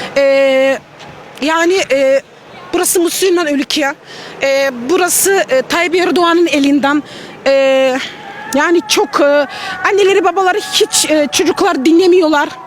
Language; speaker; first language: Turkish; non-native, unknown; Russian